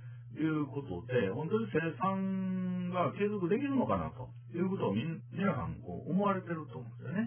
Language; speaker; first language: Japanese; native; Japanese